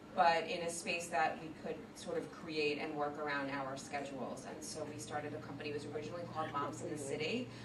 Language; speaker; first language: English; native; English